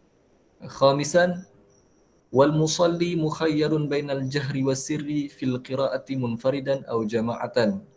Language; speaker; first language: Arabic; non-native, fluent; Malay